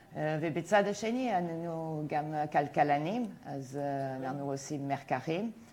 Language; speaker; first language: Hebrew; non-native, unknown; French